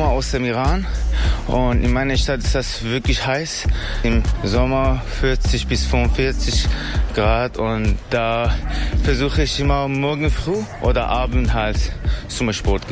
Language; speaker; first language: German; non-native, learner; Persian